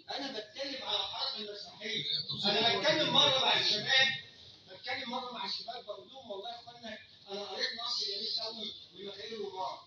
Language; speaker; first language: Arabic; native; Arabic